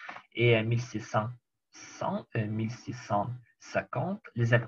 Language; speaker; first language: French; non-native, learner; Ukrainian